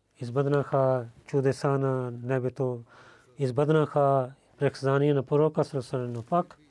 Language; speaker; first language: Bulgarian; non-native, learner; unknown